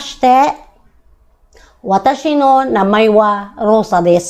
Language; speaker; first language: Japanese; non-native, learner; Filipino